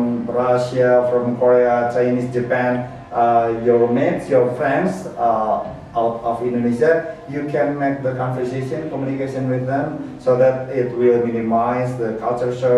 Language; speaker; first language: English; non-native, learner; Indonesian